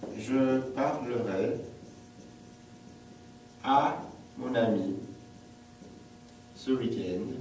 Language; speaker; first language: French; non-native, fluent; English